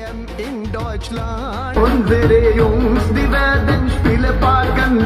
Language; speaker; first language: German; non-native, learner; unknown